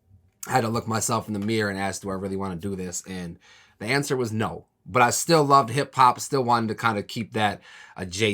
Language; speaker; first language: English; native; English